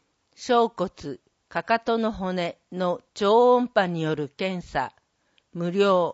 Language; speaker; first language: Japanese; native; Japanese